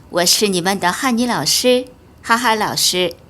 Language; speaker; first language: Chinese; non-native, learner; Korean